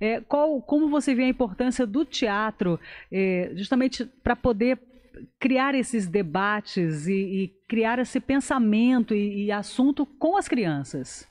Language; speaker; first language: Portuguese; native; Portuguese